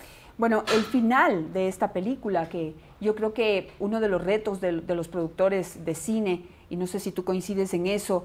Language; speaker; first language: Spanish; native; Spanish